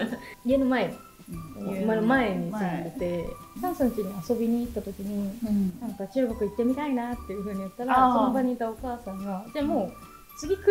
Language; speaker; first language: Japanese; native; Japanese